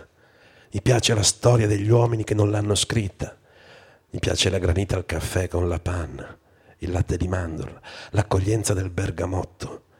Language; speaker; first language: Italian; native; Italian